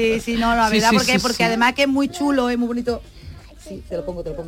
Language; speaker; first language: Spanish; native; Spanish